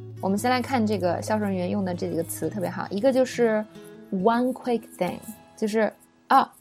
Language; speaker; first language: Chinese; native; Chinese